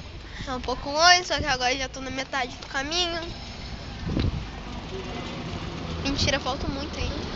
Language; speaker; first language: Portuguese; native; Portuguese